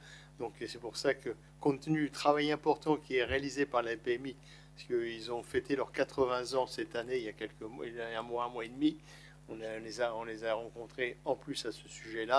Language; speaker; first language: French; native; French